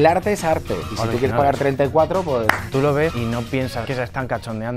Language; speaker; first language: Spanish; native; Spanish